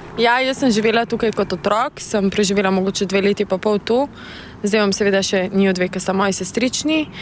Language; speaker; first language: Slovenian; early bilingual, other home language; Bosnian